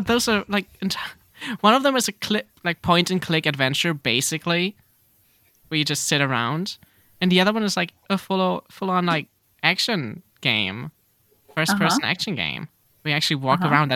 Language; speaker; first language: English; non-native, fluent; German